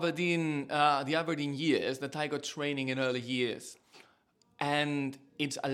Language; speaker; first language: English; non-native, fluent; Spanish